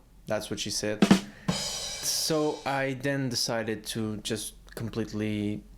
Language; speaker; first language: English; non-native, fluent; Portuguese